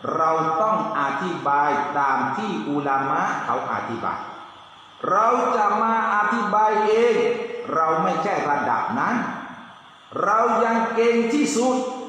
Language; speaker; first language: Thai; non-native, local second language; Pattani Malay